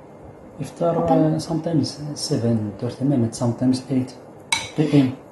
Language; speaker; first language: English; non-native, learner; Arabic